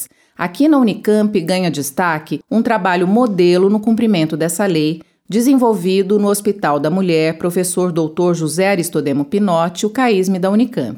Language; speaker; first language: Portuguese; native; Portuguese